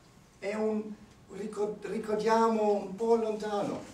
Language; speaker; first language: Italian; non-native, learner; German